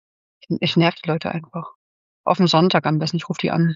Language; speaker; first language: German; native; German